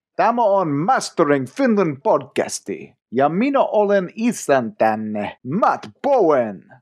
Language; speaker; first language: Finnish; non-native, learner; English